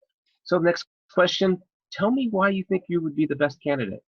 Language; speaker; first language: English; native; English